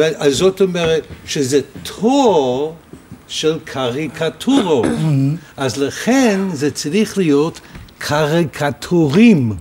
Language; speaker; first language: Hebrew; non-native, fluent; English